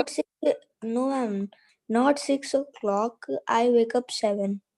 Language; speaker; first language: English; non-native, learner; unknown